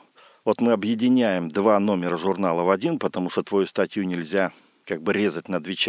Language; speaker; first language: Russian; native; Russian